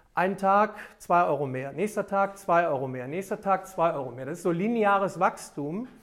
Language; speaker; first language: German; native; German